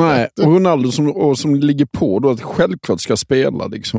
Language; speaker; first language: Swedish; native; Swedish